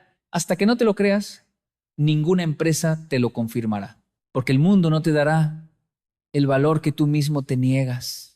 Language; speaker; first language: Spanish; native; Spanish